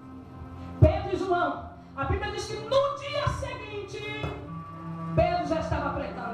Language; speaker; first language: Portuguese; native; Portuguese